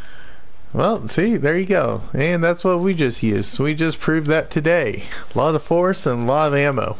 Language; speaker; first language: English; native; English